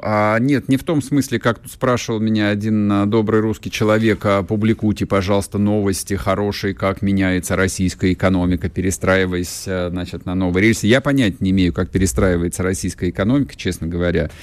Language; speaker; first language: Russian; native; Russian